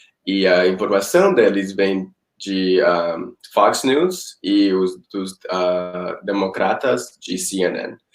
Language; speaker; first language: Portuguese; non-native, fluent; Spanish